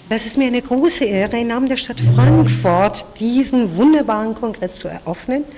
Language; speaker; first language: German; non-native, fluent; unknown